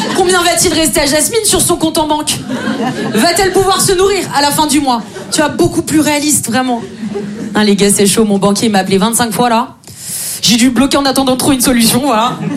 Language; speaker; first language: French; native; French